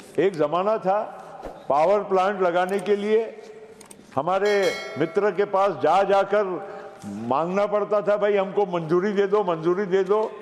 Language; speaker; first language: Hindi; non-native, local second language; Gujarati